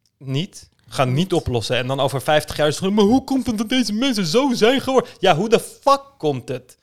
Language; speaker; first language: Dutch; early bilingual, other home language; Turkish